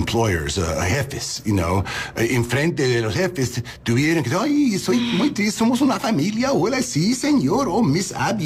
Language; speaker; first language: Spanish; non-native, learner; English